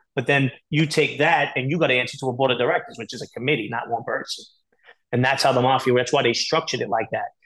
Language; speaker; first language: English; native; English